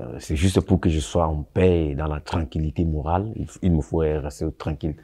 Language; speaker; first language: French; non-native, local second language; Sango